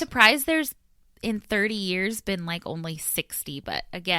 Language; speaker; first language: English; native; English